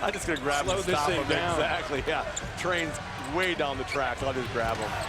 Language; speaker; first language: English; native; English